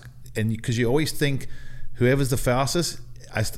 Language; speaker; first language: English; native; English